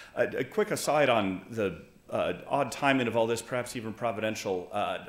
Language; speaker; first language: English; native; English